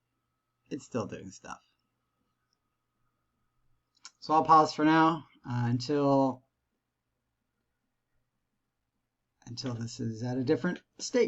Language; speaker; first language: English; native; English